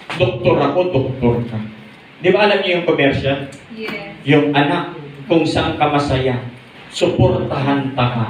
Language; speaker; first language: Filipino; non-native, local second language; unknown